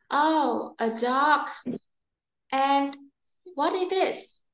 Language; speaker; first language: English; non-native, learner; Vietnamese